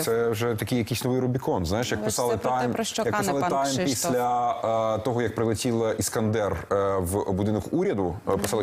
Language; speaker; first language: Ukrainian; native; Ukrainian